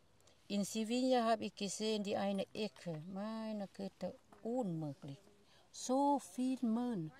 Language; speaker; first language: German; non-native, fluent; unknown